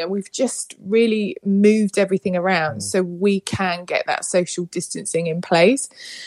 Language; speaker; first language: English; native; English